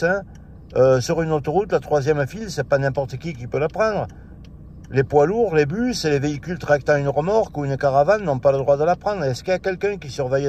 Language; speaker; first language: French; native; French